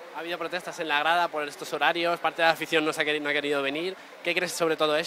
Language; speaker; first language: Spanish; native; Spanish